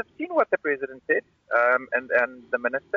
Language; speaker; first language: English; non-native, local second language; Afrikaans